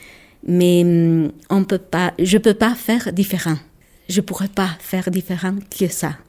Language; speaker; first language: French; non-native, local second language; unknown